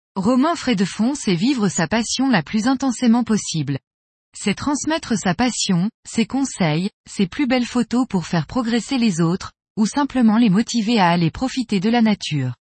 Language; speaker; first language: French; native; French